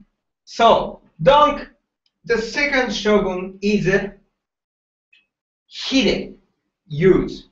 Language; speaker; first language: English; non-native, learner; Japanese